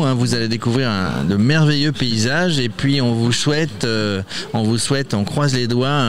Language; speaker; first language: French; native; French